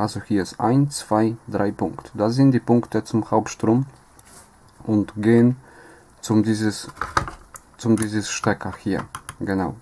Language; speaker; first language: German; non-native, learner; Polish